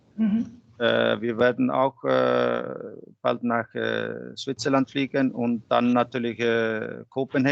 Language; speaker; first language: German; non-native, fluent; Icelandic